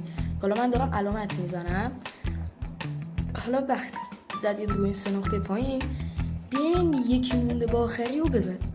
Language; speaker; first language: Persian; native; Persian